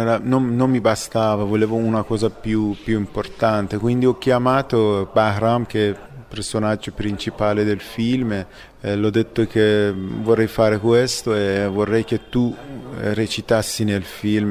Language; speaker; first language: Italian; non-native, fluent; Persian